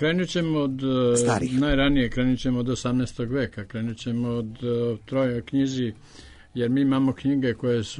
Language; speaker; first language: Serbian; native; Serbian